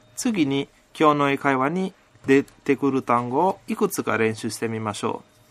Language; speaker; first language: Japanese; non-native, fluent; Italian